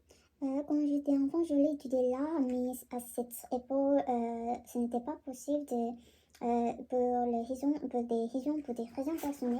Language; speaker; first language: French; non-native, learner; Korean